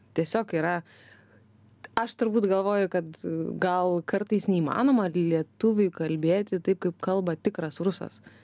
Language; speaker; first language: Lithuanian; native; Lithuanian